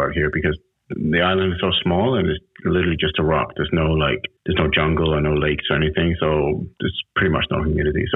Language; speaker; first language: English; non-native, fluent; Danish